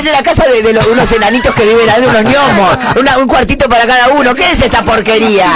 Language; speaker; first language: Spanish; native; Spanish